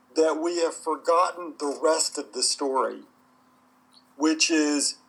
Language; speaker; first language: English; native; English